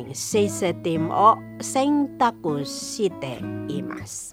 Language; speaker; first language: Japanese; non-native, fluent; Indonesian